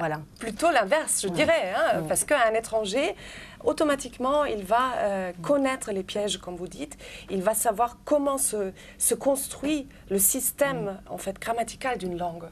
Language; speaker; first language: French; non-native, fluent; German